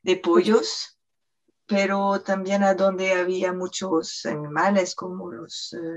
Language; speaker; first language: Spanish; non-native, fluent; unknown